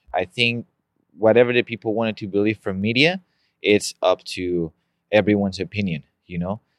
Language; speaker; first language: English; non-native, fluent; Spanish